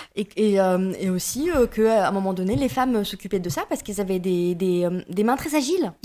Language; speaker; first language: French; early bilingual, other home language; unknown